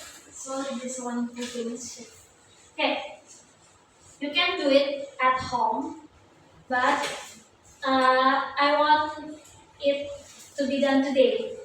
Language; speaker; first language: English; non-native, fluent; Indonesian